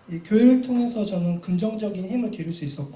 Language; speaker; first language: Korean; native; Korean